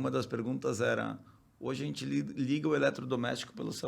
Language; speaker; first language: Portuguese; native; Portuguese